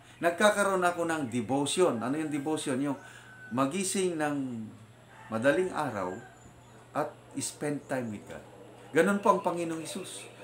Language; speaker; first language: Filipino; non-native, local second language; Iloko